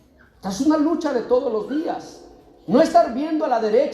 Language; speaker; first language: Spanish; native; Spanish